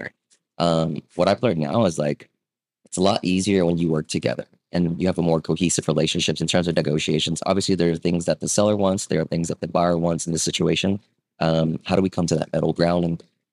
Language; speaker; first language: English; early bilingual, other home language; Vietnamese